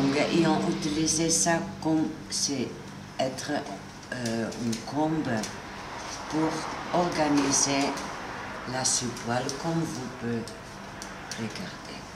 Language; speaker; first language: French; non-native, learner; Italian